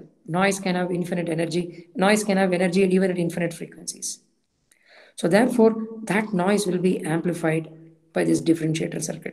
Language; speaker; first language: English; non-native, local second language; Tamil